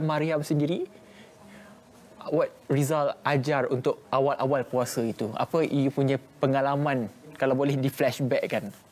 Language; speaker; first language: Malay; native; Malay